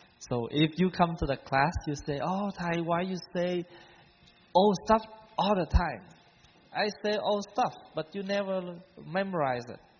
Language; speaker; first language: English; non-native, fluent; Vietnamese